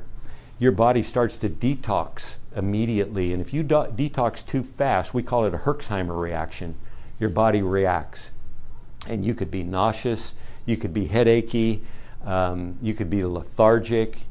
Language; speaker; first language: English; native; English